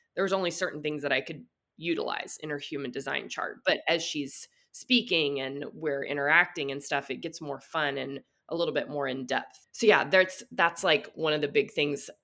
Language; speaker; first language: English; native; English